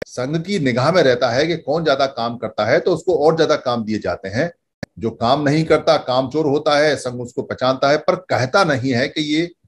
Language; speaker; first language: Hindi; native; Hindi